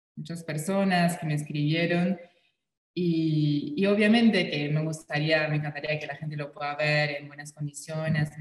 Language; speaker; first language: Spanish; non-native, fluent; French